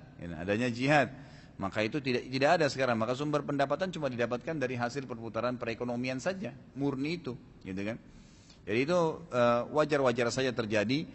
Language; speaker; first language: Indonesian; native; Indonesian